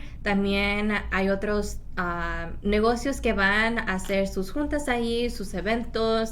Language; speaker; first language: Spanish; early bilingual, heritage; Spanish